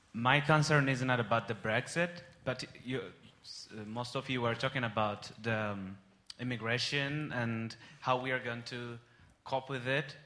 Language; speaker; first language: English; non-native, fluent; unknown